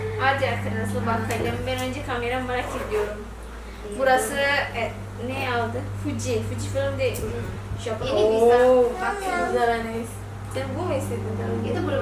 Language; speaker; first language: Turkish; non-native, learner; Indonesian